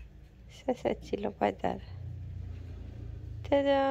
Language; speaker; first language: Georgian; native; Georgian